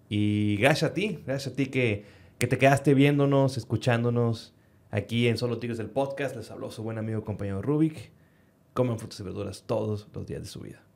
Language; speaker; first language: Spanish; native; Spanish